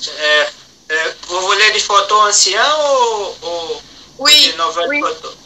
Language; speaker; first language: French; non-native, learner; Portuguese